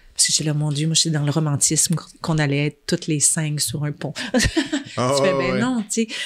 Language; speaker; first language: French; native; French